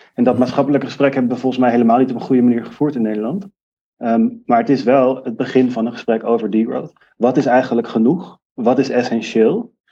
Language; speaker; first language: Dutch; native; Dutch